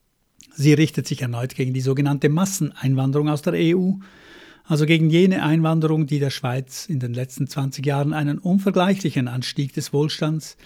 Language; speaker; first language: German; native; German